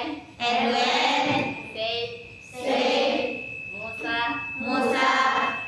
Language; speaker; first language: English; non-native, learner; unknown